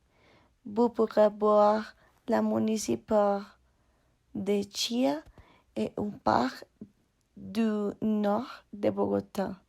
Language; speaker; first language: French; non-native, learner; Spanish